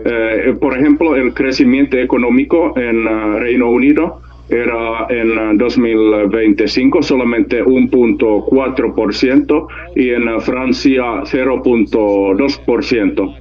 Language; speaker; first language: Spanish; non-native, learner; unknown